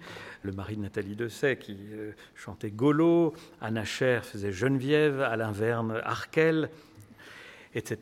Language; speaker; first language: French; native; French